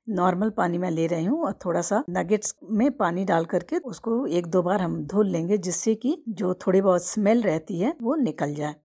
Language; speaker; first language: Hindi; native; Hindi